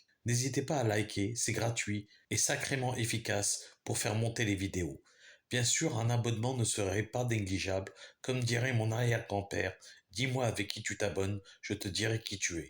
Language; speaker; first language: French; native; French